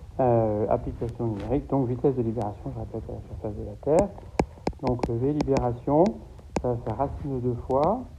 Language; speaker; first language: French; native; French